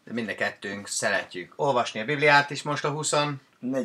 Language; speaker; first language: Hungarian; non-native, fluent; English